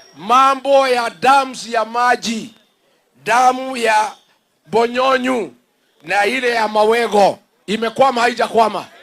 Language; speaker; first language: Swahili; non-native, local second language; Kikuyu